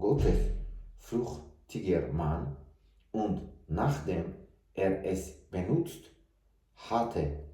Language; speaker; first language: German; non-native, learner; Tajik